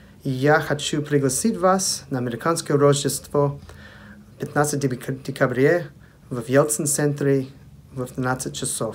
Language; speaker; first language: Russian; non-native, fluent; English